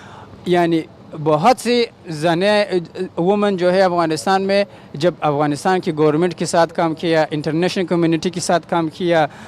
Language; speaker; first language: Hindi; non-native, learner; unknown